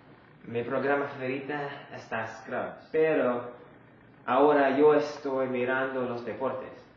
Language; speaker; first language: Spanish; non-native, learner; English